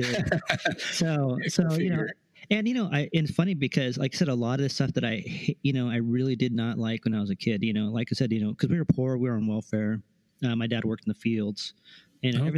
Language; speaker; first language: English; early bilingual, other home language; Spanish